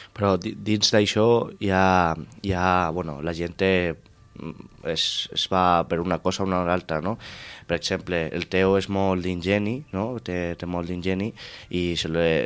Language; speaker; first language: Catalan; non-native, local second language; Spanish